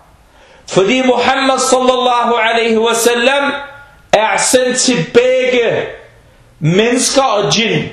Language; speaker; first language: Danish; non-native, fluent; Arabic